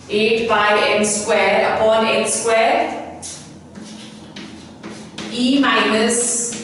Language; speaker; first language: English; non-native, local second language; Hindi